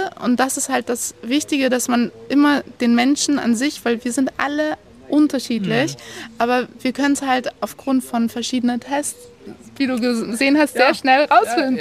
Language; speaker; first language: German; native; German